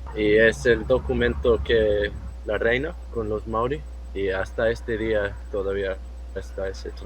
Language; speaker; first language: Spanish; non-native, fluent; English